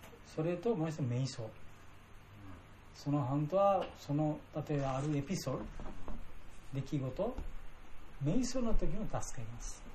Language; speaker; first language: Japanese; non-native, learner; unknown